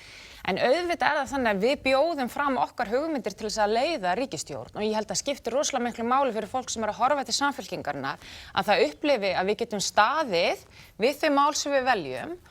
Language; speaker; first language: Icelandic; native; Icelandic